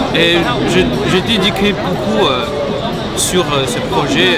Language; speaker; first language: French; non-native, fluent; Chinese